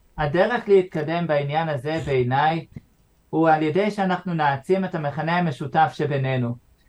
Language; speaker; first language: Hebrew; non-native, fluent; English